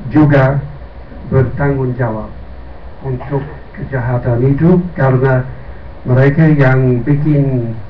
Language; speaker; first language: Indonesian; non-native, fluent; English